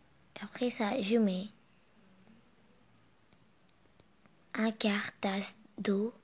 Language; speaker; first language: French; non-native, learner; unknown